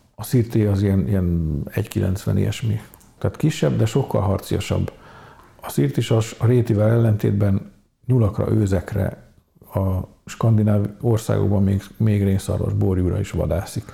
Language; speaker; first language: Hungarian; native; Hungarian